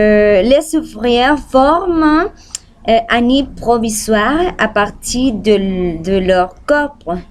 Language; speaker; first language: French; non-native, learner; Spanish